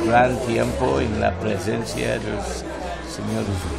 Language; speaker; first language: Spanish; non-native, learner; English